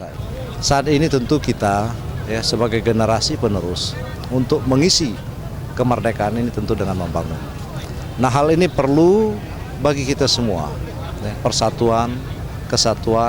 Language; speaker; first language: Indonesian; native; Indonesian